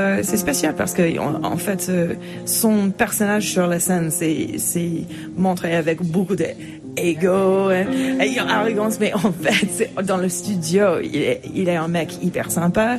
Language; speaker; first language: French; non-native, fluent; English